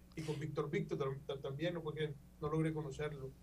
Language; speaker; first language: Spanish; native; Spanish